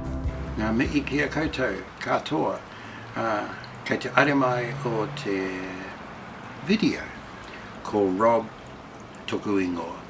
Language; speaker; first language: Māori; non-native, local second language; English